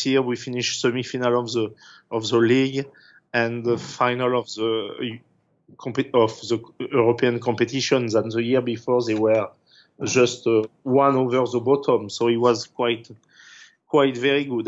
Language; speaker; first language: English; non-native, fluent; French